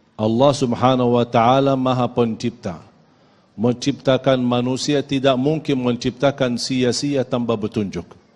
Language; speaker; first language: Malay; non-native, fluent; Arabic